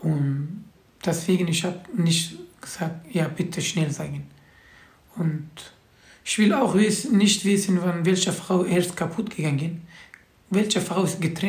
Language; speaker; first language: German; non-native, learner; Turkish